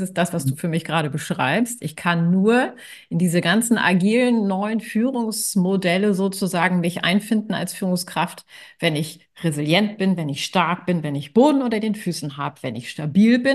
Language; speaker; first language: German; native; German